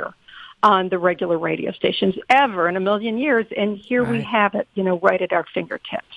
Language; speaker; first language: English; native; English